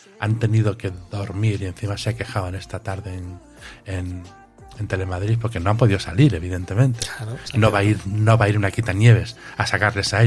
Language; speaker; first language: Spanish; native; Spanish